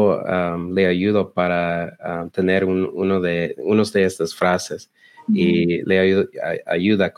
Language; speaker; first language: Spanish; non-native, learner; English